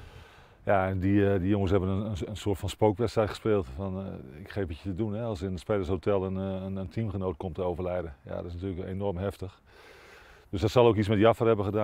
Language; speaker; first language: Dutch; native; Dutch